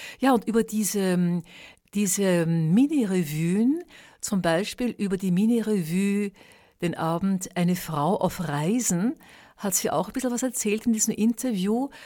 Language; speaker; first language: German; native; German